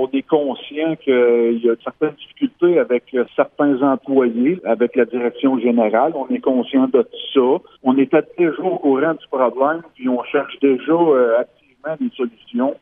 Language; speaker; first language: French; native; French